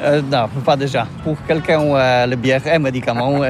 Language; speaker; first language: French; non-native, learner; Polish